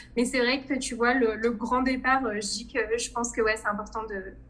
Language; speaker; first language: French; native; French